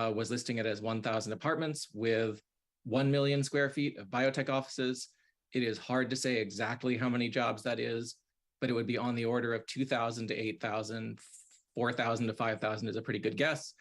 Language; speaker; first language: English; native; English